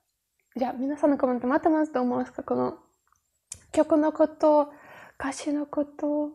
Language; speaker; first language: Japanese; non-native, learner; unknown